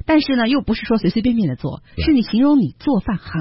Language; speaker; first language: Chinese; native; Chinese